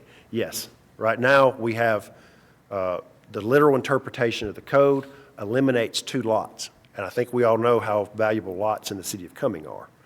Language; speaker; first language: English; native; English